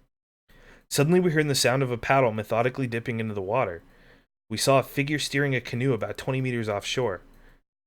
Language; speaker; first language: English; native; English